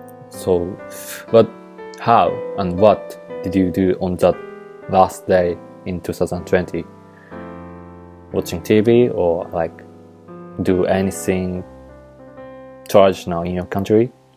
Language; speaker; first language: English; non-native, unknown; Japanese